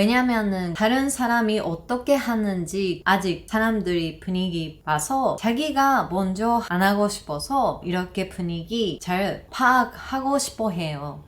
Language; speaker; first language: Korean; non-native, learner; Japanese